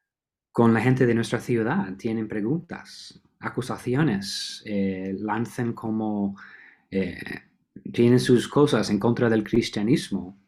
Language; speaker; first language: Spanish; non-native, fluent; English